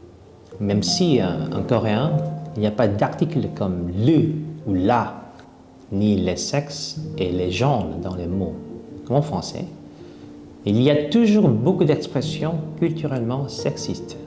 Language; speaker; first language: French; non-native, fluent; Korean